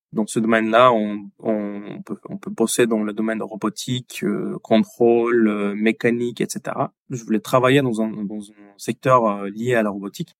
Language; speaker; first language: French; non-native, fluent; Turkish